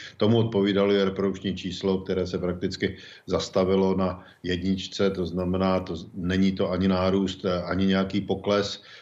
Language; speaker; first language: Czech; native; Czech